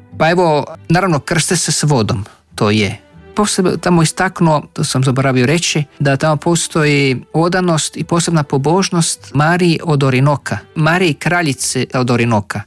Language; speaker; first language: Croatian; native; Croatian